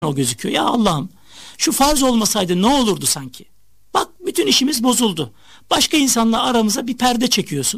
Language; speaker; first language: Turkish; native; Turkish